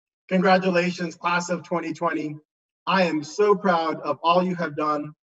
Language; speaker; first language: English; native; English